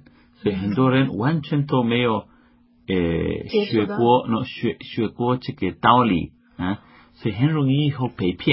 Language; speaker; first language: Chinese; non-native, fluent; Spanish